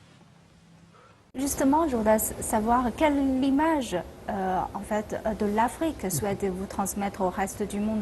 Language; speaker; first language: French; non-native, fluent; Chinese